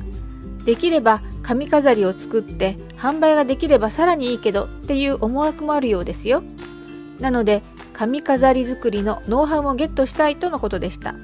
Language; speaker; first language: Japanese; native; Japanese